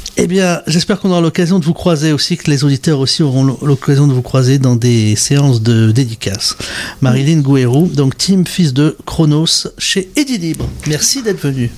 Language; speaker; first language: French; native; French